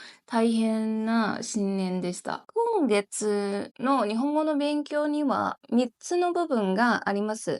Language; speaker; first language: Japanese; non-native, learner; Chinese